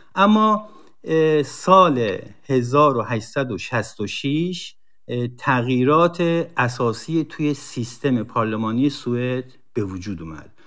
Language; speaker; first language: Persian; native; Persian